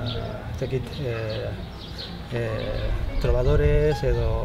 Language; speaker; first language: Basque; non-native, learner; Spanish